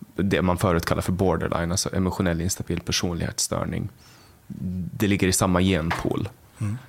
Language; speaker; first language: Swedish; native; Swedish